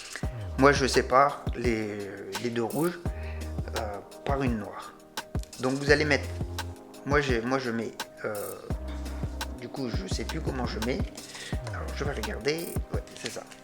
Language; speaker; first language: French; native; French